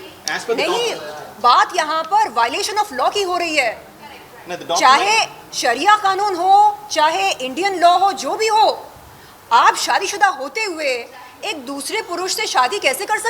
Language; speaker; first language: Hindi; native; Hindi